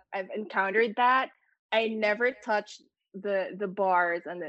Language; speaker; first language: English; non-native, local second language; Filipino